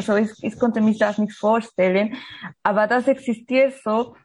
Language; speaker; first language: German; non-native, learner; Spanish